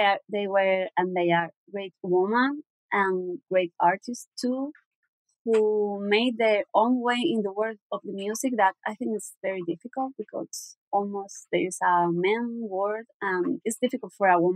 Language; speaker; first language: English; non-native, learner; Spanish